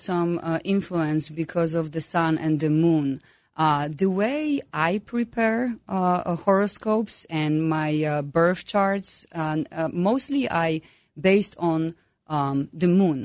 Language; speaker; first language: English; non-native, fluent; Polish